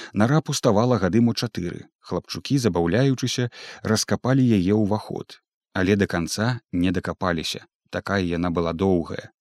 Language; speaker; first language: Belarusian; native; Belarusian